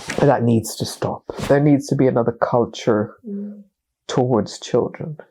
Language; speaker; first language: English; non-native, fluent; Swedish